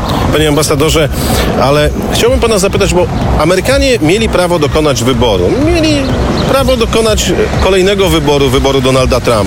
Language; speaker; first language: Polish; native; Polish